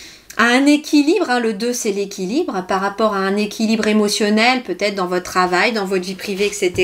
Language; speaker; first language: French; native; French